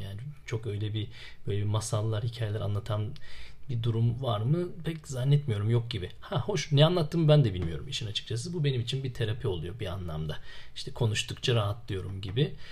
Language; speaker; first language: Turkish; native; Turkish